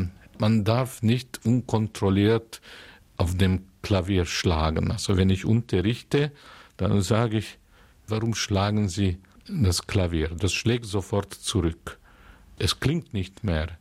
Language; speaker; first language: German; non-native, fluent; Hungarian